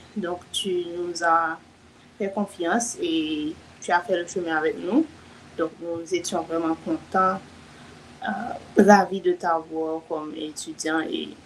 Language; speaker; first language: French; non-native, local second language; Haitian Creole